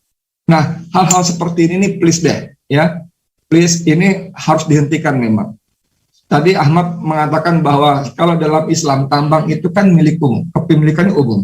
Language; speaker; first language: Indonesian; native; Indonesian